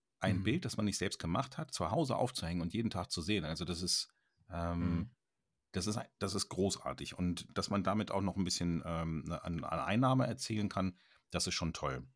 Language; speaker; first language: German; native; German